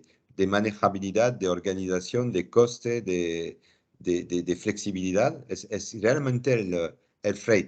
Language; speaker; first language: Spanish; non-native, fluent; French